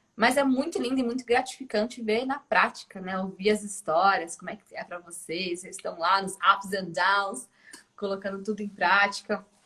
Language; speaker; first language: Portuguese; native; Portuguese